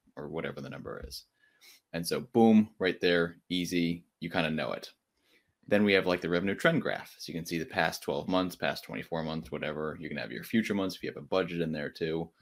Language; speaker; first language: English; native; English